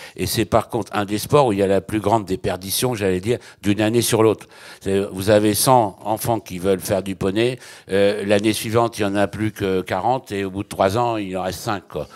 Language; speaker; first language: French; native; French